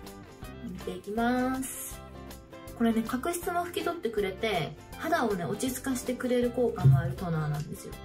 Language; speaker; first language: Japanese; native; Japanese